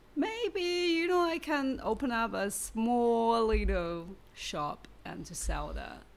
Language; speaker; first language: English; non-native, learner; Chinese